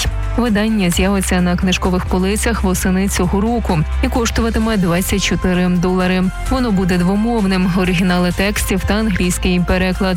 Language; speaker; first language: Ukrainian; native; Ukrainian